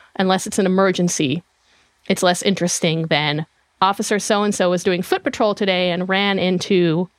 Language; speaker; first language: English; non-native, fluent; Hebrew